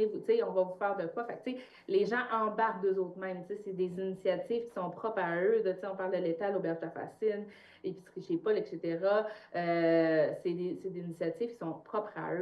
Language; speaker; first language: French; native; French